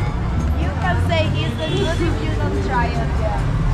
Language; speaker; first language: English; non-native, learner; Spanish